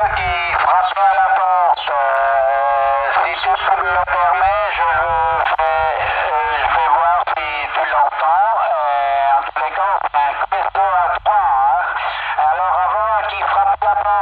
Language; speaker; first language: French; early bilingual, heritage; Italian